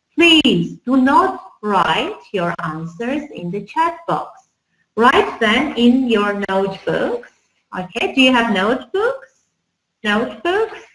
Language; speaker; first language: English; non-native, fluent; Armenian